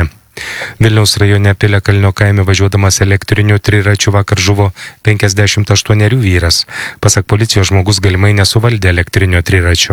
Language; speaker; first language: Lithuanian; native; Lithuanian